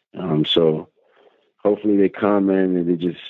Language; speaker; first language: English; native; English